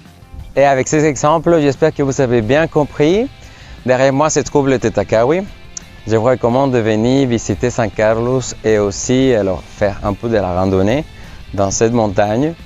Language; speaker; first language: French; non-native, fluent; Spanish